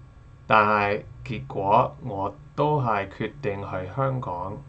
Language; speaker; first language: Cantonese; non-native, learner; English